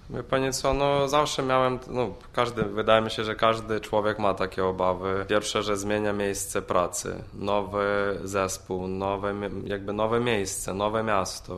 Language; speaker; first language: Polish; non-native, fluent; Ukrainian